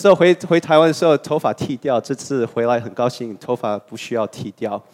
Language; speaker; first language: Chinese; native; Chinese